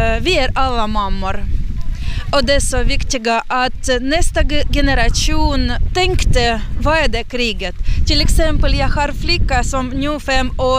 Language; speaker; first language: Swedish; non-native, learner; Ukrainian